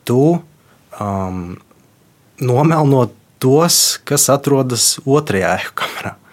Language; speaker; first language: Latvian; non-native, local second language; Russian